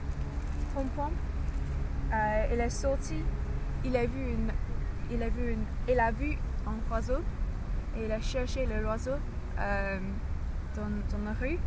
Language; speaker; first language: French; non-native, learner; English